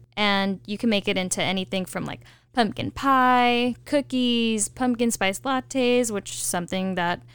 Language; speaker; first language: English; native; English